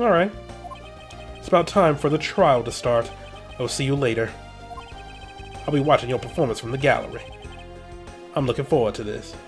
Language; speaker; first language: English; native; English